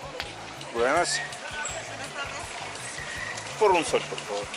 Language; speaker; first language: Spanish; non-native, learner; Russian